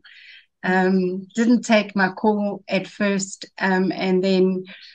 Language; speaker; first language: English; native; English